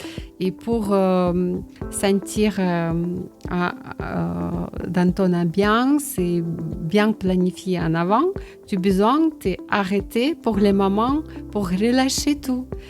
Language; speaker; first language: French; non-native, learner; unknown